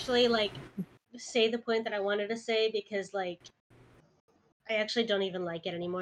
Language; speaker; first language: English; early bilingual, other home language; Spanish